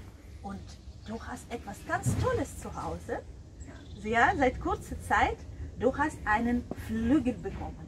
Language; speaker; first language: German; non-native, fluent; Russian